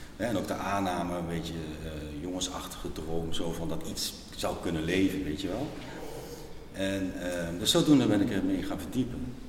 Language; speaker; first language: Dutch; native; Dutch